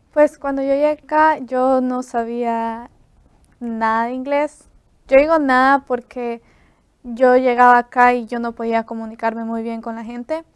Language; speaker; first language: Spanish; native; Spanish